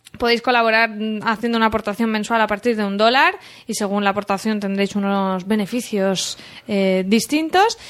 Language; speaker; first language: Spanish; native; Spanish